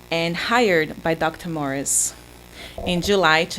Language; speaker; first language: English; non-native, fluent; Portuguese